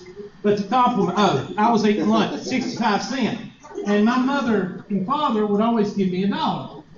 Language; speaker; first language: English; native; English